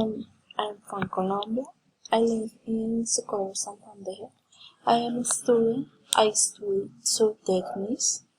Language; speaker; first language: English; non-native, learner; Spanish